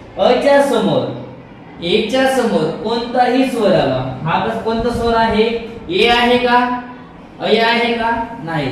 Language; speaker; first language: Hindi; non-native, local second language; Marathi